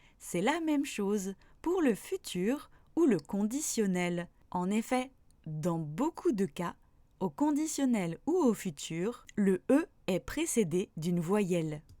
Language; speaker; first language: French; native; French